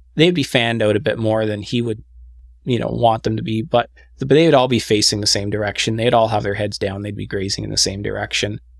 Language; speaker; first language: English; native; English